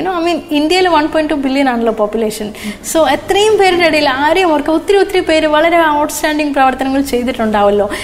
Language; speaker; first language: Malayalam; early bilingual, other home language; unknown